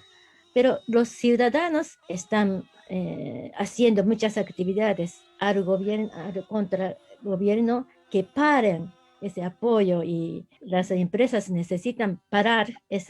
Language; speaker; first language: Spanish; non-native, learner; Japanese